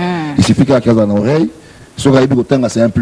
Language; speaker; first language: French; non-native, local second language; Lingala